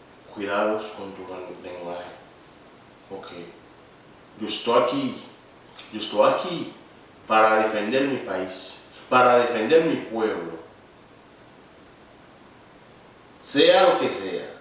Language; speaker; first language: Spanish; non-native, learner; Haitian Creole